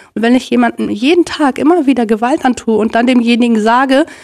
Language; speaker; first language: German; native; German